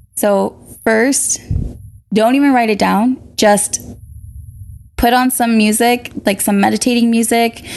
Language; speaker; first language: English; native; English